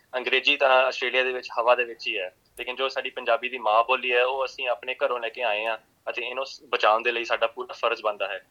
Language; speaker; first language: Punjabi; early bilingual, heritage; Punjabi